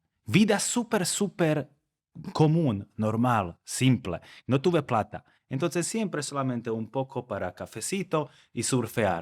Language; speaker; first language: Spanish; non-native, fluent; Slovak